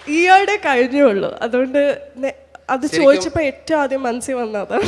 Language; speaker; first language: Malayalam; early bilingual, other home language; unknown